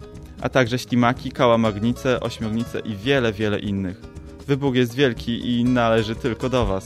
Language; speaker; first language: Polish; native; Polish